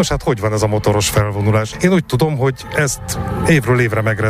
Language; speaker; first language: Hungarian; native; Hungarian